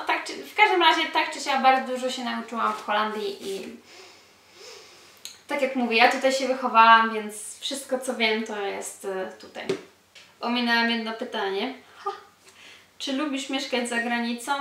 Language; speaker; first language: Polish; early bilingual, heritage; Polish